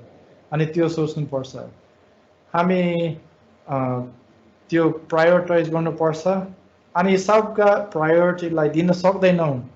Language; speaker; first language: Nepali; non-native, fluent; English